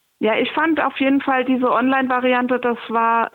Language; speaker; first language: German; native; German